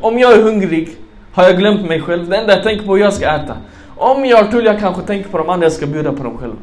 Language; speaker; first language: Swedish; non-native, fluent; Arabic